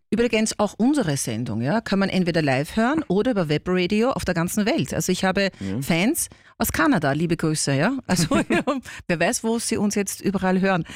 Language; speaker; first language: German; native; German